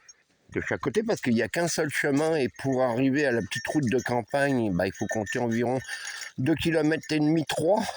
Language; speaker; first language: French; native; French